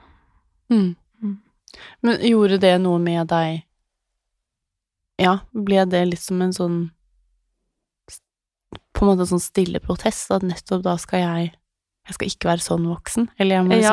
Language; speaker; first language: Norwegian; native; Norwegian